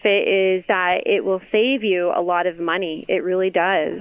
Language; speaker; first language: English; native; English